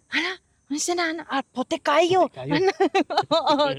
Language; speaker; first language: Cebuano; non-native, learner; Japanese